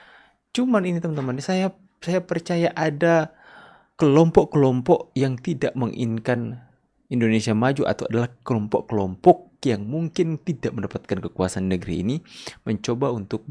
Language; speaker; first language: Indonesian; native; Indonesian